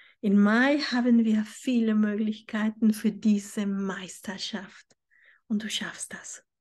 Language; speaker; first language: German; non-native, fluent; Spanish